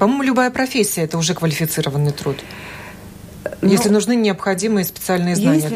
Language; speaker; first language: Russian; native; Russian